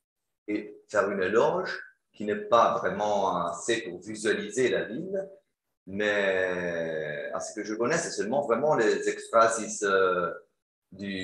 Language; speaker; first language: French; non-native, fluent; Italian